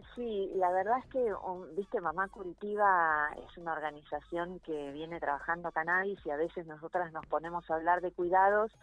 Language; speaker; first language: Spanish; native; Spanish